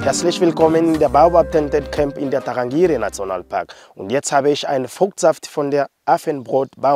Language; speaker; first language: German; non-native, fluent; Swahili